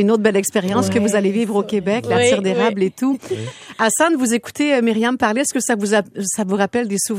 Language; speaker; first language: French; native; French